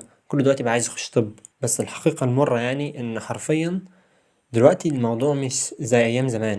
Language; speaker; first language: Arabic; native; Arabic